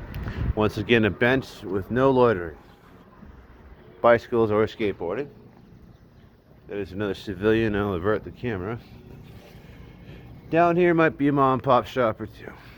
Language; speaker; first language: English; native; English